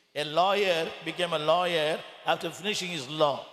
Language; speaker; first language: English; non-native, local second language; Tamil